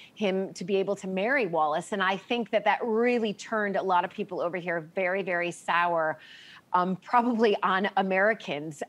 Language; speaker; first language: English; native; English